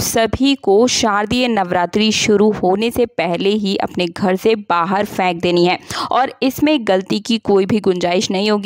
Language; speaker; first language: Hindi; native; Hindi